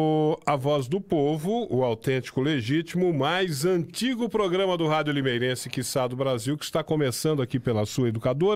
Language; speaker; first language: Portuguese; native; Portuguese